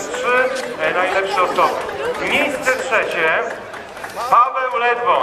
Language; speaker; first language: Polish; native; Polish